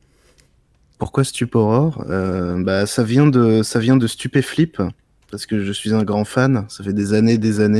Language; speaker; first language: French; native; French